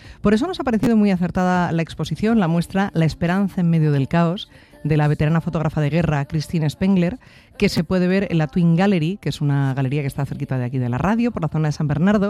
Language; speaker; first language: Spanish; native; Spanish